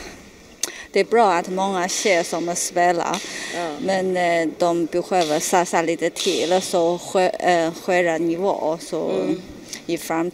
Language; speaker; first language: Swedish; non-native, learner; Chinese